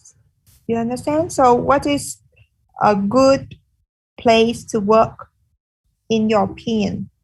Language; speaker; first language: English; non-native, fluent; Vietnamese